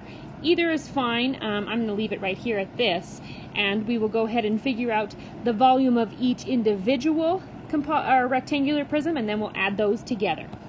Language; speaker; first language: English; native; English